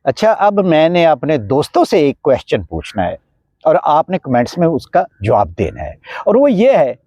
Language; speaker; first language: Urdu; non-native, local second language; Punjabi